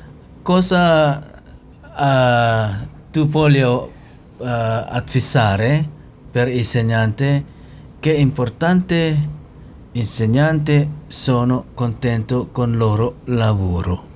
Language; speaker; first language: Italian; non-native, learner; Indonesian